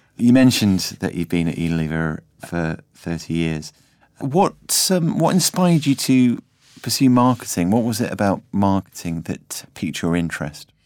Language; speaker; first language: English; native; English